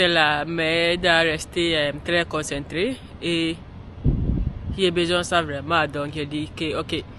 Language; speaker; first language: French; non-native, learner; English